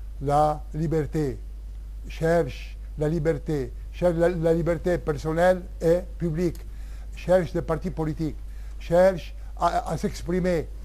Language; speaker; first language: French; non-native, local second language; Arabic